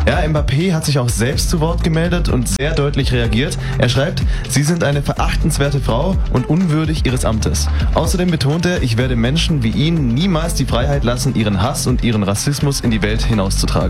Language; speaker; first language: German; native; German